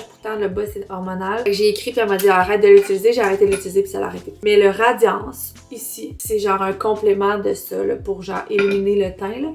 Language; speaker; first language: French; native; French